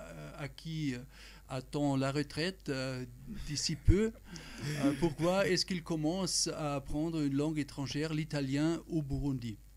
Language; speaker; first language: French; non-native, fluent; German